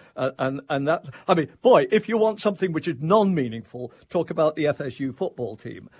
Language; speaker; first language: English; native; English